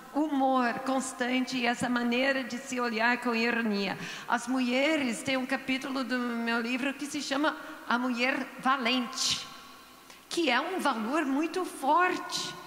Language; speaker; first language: Portuguese; non-native, fluent; English